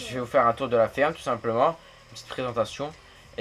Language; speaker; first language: French; native; French